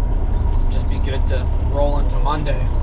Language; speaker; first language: English; native; English